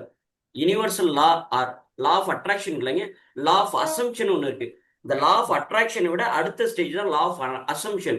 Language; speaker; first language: Tamil; native; Tamil